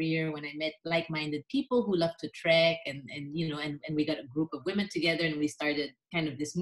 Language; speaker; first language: English; non-native, local second language; French